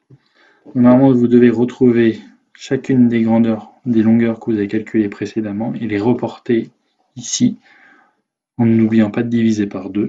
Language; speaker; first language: French; native; French